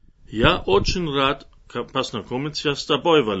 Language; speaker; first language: Russian; non-native, learner; German